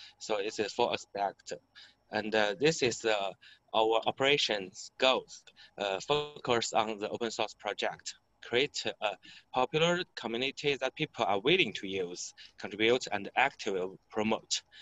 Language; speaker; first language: English; non-native, learner; Chinese